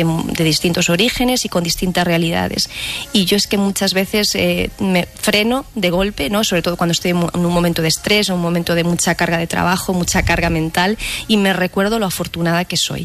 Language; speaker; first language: Spanish; native; Spanish